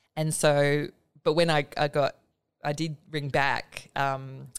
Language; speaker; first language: English; native; English